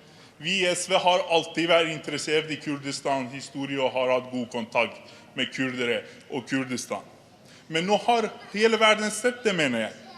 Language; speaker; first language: Norwegian; non-native, fluent; Persian